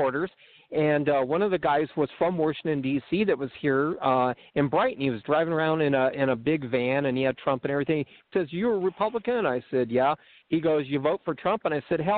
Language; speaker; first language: English; native; English